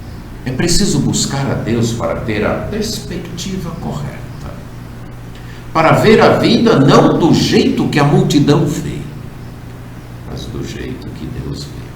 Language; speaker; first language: Portuguese; native; Portuguese